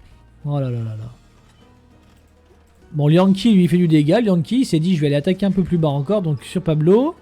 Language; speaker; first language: French; native; French